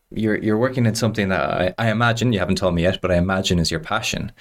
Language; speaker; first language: English; native; English